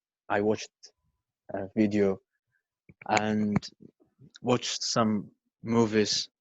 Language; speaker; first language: English; non-native, learner; Kurdish